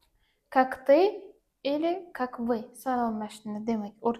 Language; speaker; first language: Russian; non-native, fluent; Uzbek